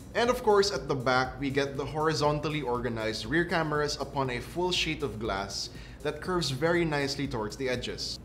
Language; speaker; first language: English; non-native, local second language; Filipino